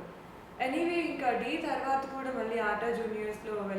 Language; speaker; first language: Telugu; native; Telugu